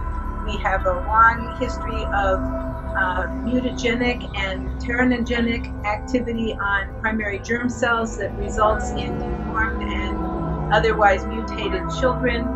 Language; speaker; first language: English; native; English